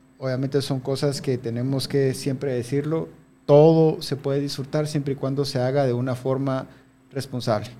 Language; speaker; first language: Spanish; native; Spanish